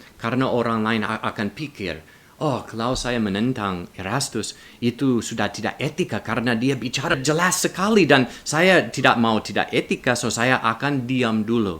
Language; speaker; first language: Indonesian; non-native, learner; English